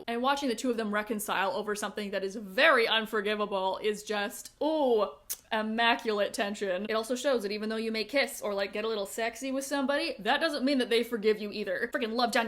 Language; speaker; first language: English; native; English